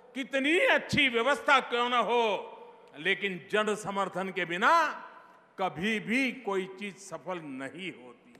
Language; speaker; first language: Hindi; non-native, local second language; Gujarati